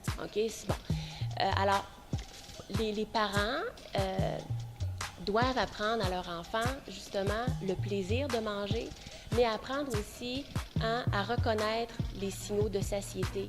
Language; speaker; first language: French; native; French